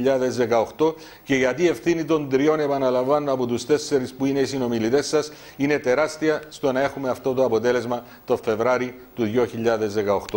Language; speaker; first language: Greek; native; Greek